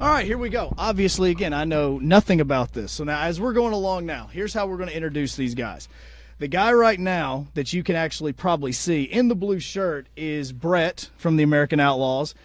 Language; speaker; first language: English; native; English